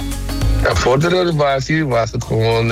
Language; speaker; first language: Dutch; non-native, local second language; Papiamento